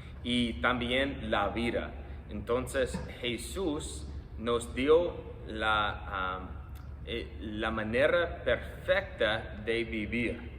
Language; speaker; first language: Spanish; non-native, fluent; English